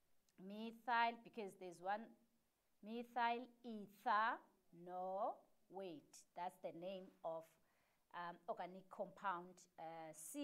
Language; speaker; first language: English; non-native, local second language; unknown